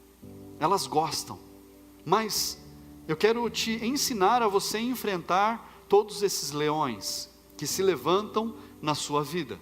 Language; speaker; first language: Portuguese; native; Portuguese